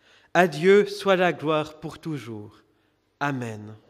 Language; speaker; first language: French; native; French